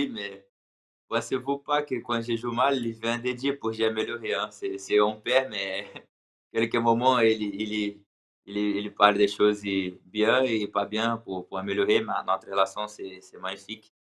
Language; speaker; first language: French; non-native, learner; Portuguese